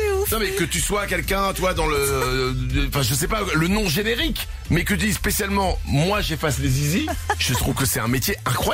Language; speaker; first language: French; native; French